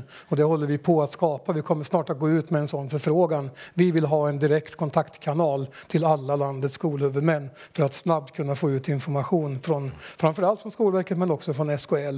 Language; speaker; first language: Swedish; native; Swedish